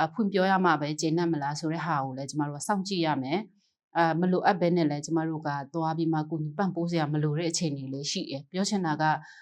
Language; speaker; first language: Burmese; non-native, local second language; Kachin